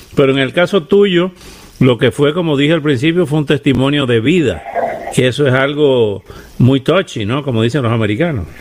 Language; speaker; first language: Spanish; native; Spanish